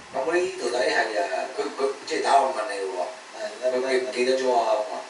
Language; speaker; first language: Cantonese; early bilingual, heritage; Cantonese